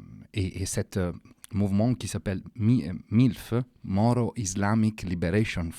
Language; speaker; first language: French; non-native, fluent; Italian